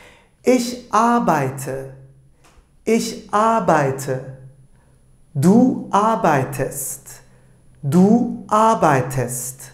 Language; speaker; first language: German; non-native, fluent; Turkish